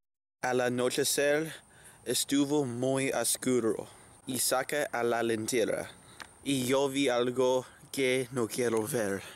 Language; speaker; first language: Spanish; non-native, learner; English